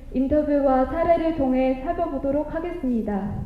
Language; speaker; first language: Korean; native; Korean